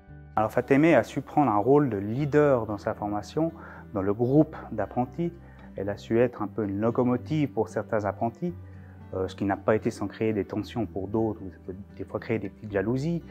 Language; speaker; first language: French; native; French